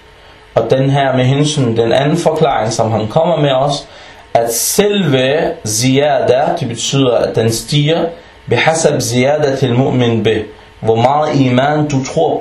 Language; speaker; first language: Danish; early bilingual, other home language; Arabic